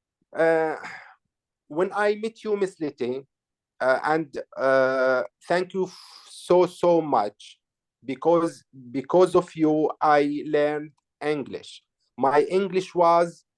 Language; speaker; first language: English; non-native, learner; Arabic